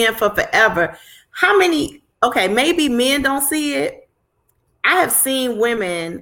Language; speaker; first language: English; native; English